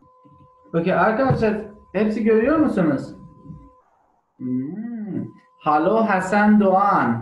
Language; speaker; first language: Turkish; non-native, learner; German